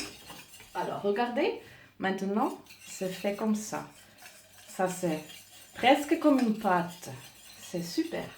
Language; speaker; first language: French; non-native, learner; German